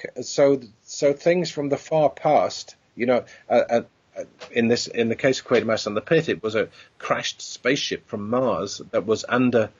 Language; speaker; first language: English; native; English